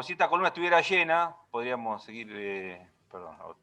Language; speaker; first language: Spanish; native; Spanish